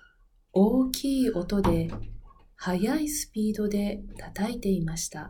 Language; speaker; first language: Japanese; non-native, learner; Spanish